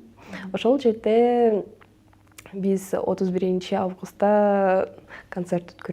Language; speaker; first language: Kyrgyz; non-native, local second language; Russian